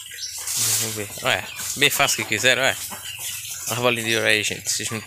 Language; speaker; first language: Portuguese; native; Portuguese